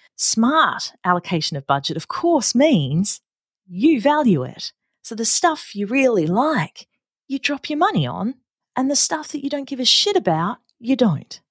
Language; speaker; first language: English; native; English